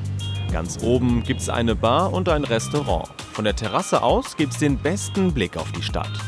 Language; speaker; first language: German; native; German